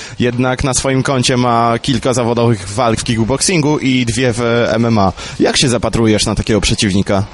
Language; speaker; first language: Polish; native; Polish